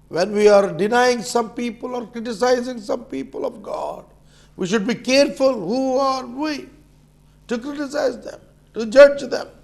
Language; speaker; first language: English; non-native, local second language; Telugu